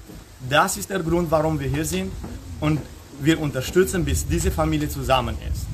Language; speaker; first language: German; non-native, fluent; Romanian